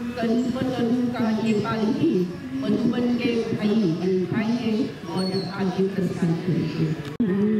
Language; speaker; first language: Hindi; non-native, local second language; Marathi